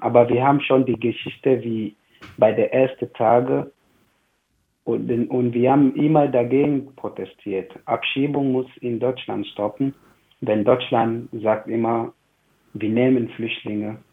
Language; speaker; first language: German; non-native, fluent; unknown